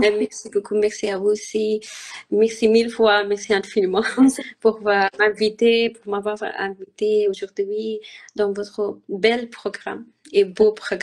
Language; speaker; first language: French; non-native, learner; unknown